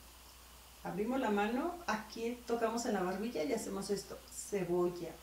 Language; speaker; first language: Spanish; native; Spanish